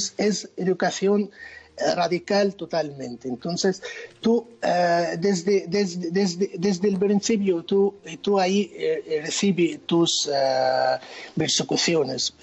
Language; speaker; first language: Spanish; non-native, fluent; Arabic